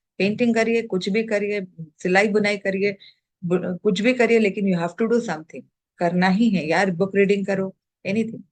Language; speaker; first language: Hindi; native; Hindi